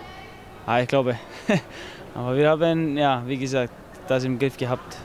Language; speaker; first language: German; non-native, fluent; Icelandic